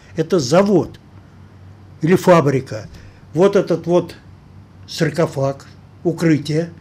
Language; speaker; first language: Russian; native; Russian